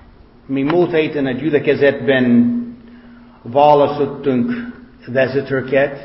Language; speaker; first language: Hungarian; non-native, fluent; English